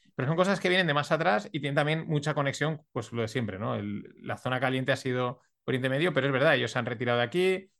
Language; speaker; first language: Spanish; native; Spanish